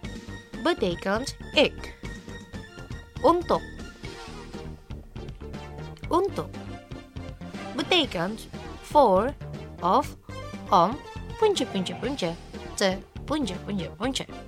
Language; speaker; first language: Dutch; non-native, fluent; Indonesian